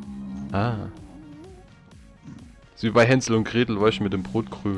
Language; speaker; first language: German; native; German